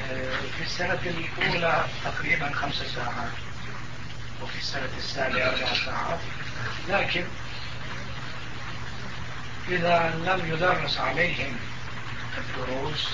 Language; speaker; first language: Arabic; non-native, fluent; Turkish